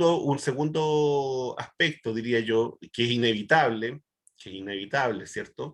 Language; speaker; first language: Spanish; native; Spanish